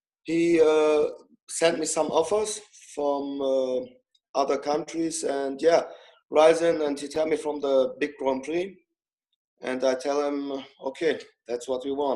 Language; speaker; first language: English; non-native, fluent; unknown